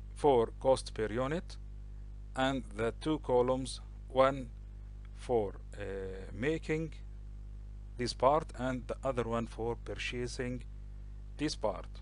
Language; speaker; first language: English; non-native, local second language; Arabic